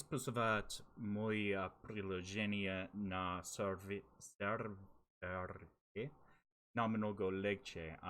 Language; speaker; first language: Russian; non-native, learner; English